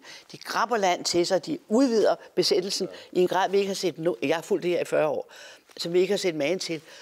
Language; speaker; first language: Danish; native; Danish